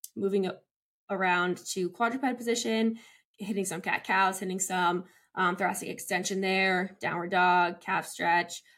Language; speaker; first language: English; native; English